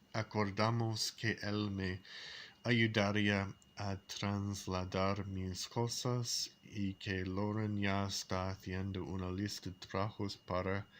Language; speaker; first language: Spanish; non-native, learner; English